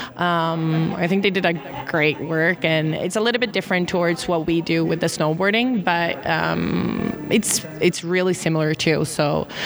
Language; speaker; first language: English; non-native, fluent; Swedish